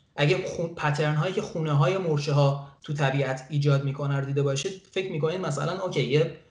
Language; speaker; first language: Persian; native; Persian